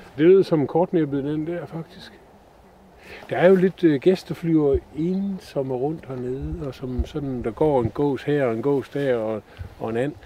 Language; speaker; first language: Danish; native; Danish